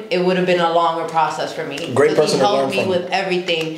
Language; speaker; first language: English; native; English